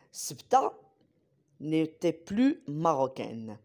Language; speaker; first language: French; non-native, local second language; Arabic